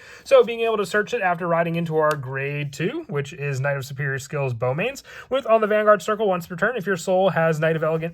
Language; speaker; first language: English; native; English